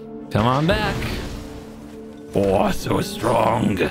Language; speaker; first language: English; native; English